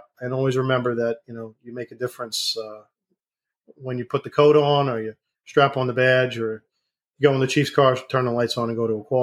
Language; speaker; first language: English; native; English